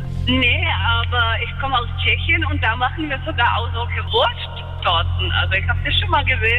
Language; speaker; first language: German; non-native, fluent; Czech